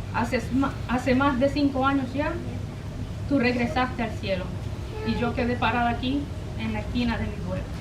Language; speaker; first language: Spanish; early bilingual, heritage; Spanish